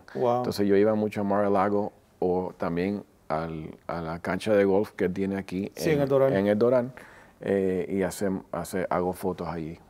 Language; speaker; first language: Spanish; early bilingual, heritage; Spanish